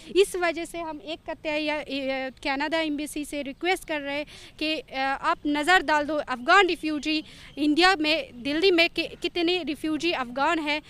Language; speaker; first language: Hindi; non-native, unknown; Persian